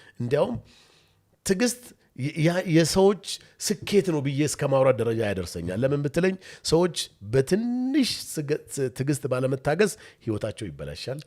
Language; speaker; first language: Amharic; non-native, local second language; Oromo